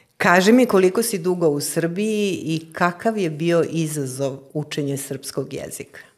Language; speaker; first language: Serbian; native; Serbian